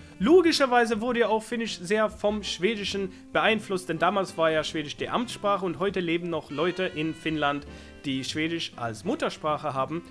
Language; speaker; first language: German; non-native, fluent; Swedish